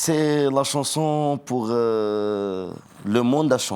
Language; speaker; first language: French; non-native, learner; Arabic